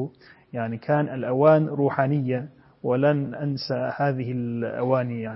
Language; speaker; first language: Arabic; non-native, fluent; Turkish